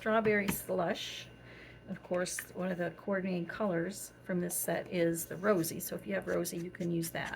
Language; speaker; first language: English; native; English